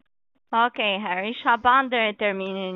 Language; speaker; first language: German; non-native, learner; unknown